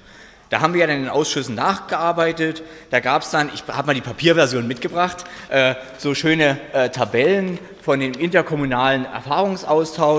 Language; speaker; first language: German; native; German